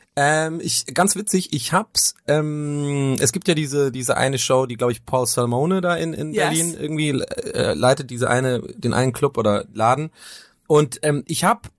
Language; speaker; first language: German; non-native, fluent; English